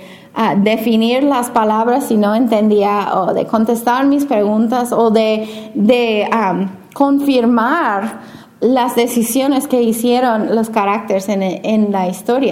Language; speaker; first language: Spanish; non-native, fluent; English